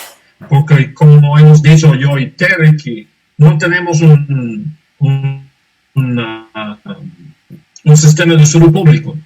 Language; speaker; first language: Spanish; non-native, fluent; English